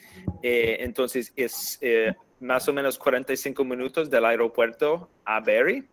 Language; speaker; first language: Spanish; non-native, fluent; English